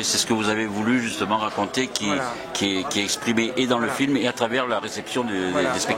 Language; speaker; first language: French; native; French